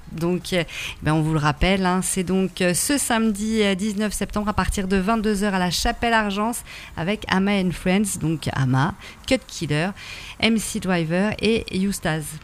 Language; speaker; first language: French; native; French